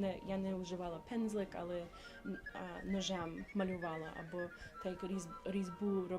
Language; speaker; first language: Ukrainian; early bilingual, heritage; English